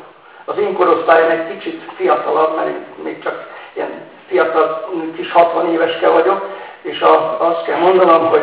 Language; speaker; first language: Hungarian; native; Hungarian